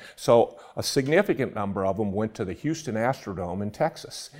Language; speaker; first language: English; native; English